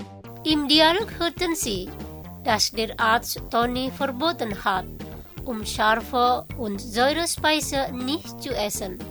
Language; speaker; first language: German; non-native, fluent; Indonesian